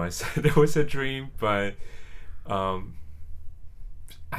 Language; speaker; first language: English; non-native, local second language; Chinese